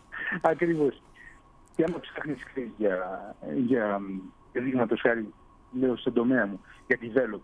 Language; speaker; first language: Greek; early bilingual, heritage; Greek